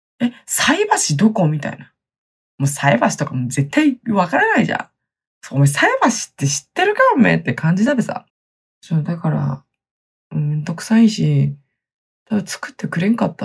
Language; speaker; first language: Japanese; native; Japanese